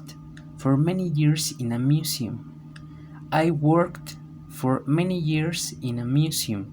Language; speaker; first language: English; non-native, fluent; Spanish